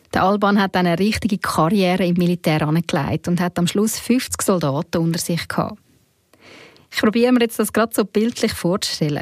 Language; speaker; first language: German; native; German